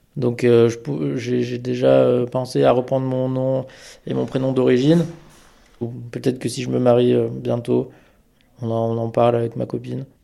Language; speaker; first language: French; early bilingual, other home language; Amharic